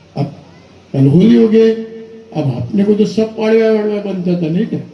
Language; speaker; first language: Hindi; non-native, local second language; Marathi